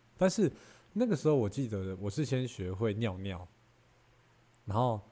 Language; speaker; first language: Chinese; native; Chinese